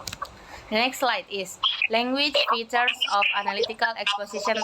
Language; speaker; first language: English; non-native, learner; Indonesian